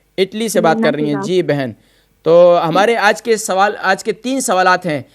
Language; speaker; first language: Urdu; native; Urdu